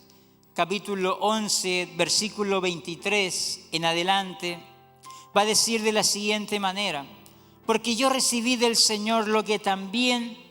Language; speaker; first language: Spanish; native; Spanish